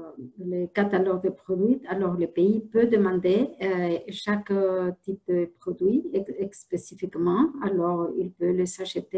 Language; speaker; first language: French; non-native, fluent; Spanish